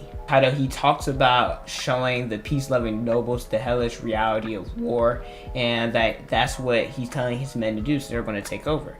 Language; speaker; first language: English; native; English